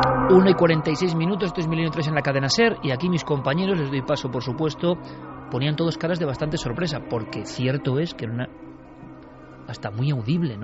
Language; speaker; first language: Spanish; native; Spanish